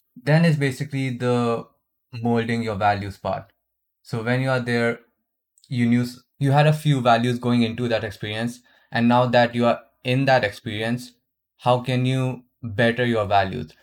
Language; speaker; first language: English; non-native, local second language; Hindi